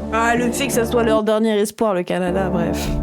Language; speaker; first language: French; native; French